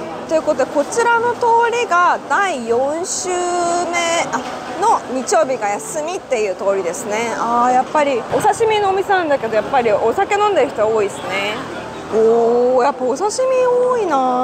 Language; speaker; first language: Japanese; native; Japanese